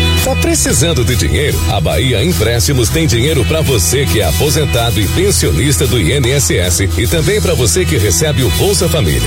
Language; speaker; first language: Portuguese; native; Portuguese